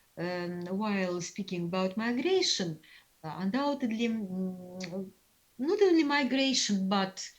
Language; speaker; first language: English; non-native, fluent; Russian